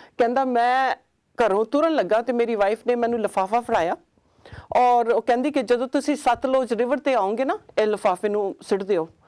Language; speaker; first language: Punjabi; early bilingual, heritage; Punjabi